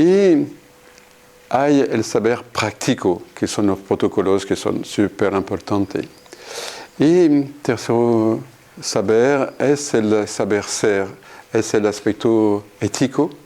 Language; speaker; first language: Spanish; non-native, fluent; French